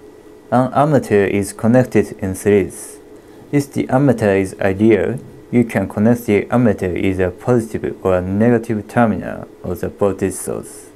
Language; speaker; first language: English; non-native, fluent; Japanese